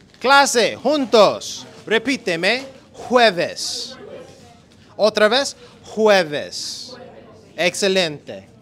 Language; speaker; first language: Spanish; non-native, learner; English